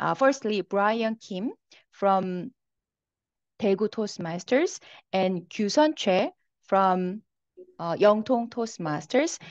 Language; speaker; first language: English; non-native, fluent; Korean